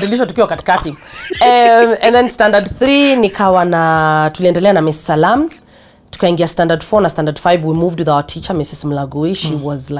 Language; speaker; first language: English; non-native, local second language; Swahili